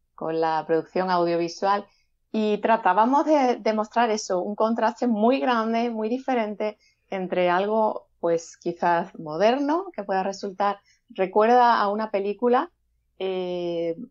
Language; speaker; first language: Spanish; native; Spanish